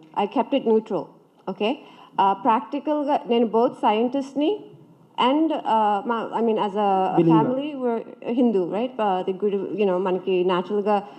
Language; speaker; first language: Telugu; early bilingual, heritage; Telugu